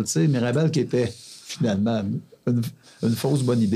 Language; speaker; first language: French; native; French